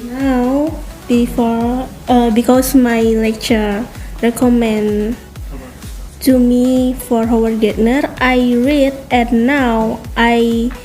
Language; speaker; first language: English; non-native, learner; Indonesian